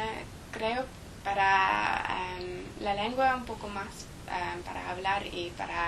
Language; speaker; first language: Spanish; non-native, learner; English